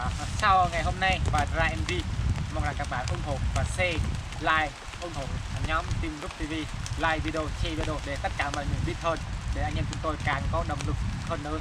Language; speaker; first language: Vietnamese; non-native, local second language; Jarai